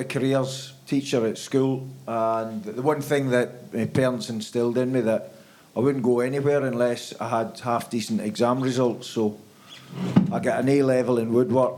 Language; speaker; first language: English; native; English